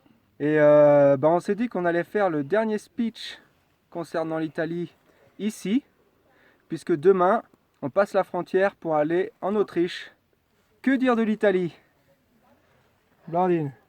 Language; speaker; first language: French; native; French